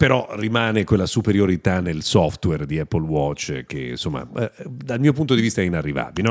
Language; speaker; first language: Italian; native; Italian